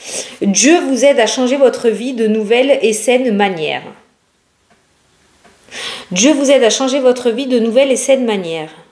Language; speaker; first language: French; native; French